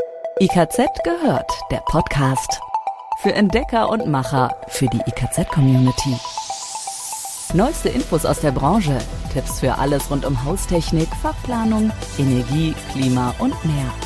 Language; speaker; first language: German; native; German